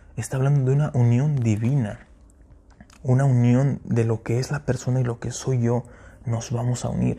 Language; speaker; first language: Spanish; early bilingual, heritage; Spanish